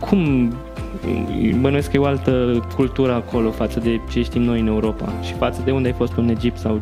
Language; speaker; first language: Romanian; native; Romanian